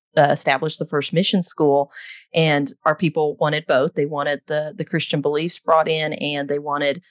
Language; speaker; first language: English; native; English